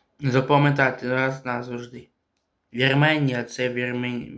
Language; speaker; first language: Ukrainian; non-native, local second language; Russian